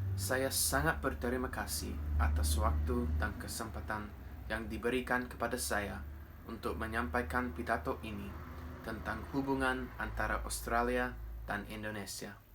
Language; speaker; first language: Indonesian; non-native, fluent; English